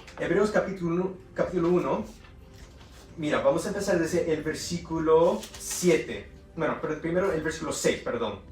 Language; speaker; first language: Spanish; early bilingual, heritage; Spanish